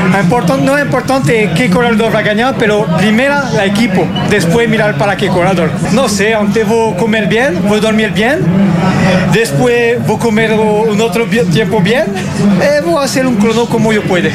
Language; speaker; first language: Portuguese; non-native, learner; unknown